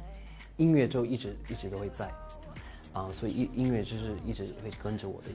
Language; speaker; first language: Chinese; early bilingual, heritage; English